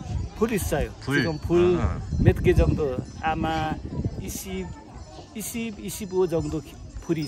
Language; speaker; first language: Korean; non-native, fluent; Nepali